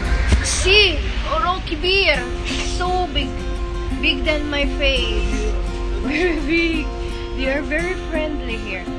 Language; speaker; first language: English; non-native, learner; Cebuano